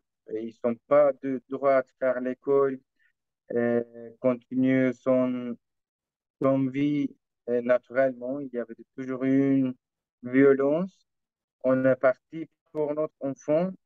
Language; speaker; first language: French; non-native, learner; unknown